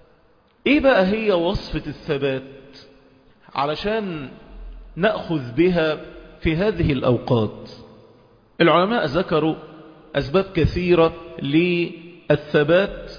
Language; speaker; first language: Arabic; native; Arabic